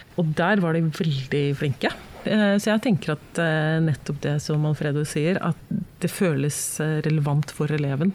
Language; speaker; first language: Norwegian; native; Norwegian